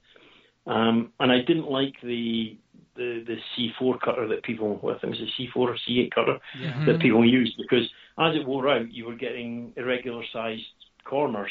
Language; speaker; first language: English; native; English